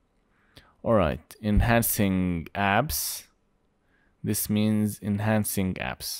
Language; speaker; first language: English; non-native, fluent; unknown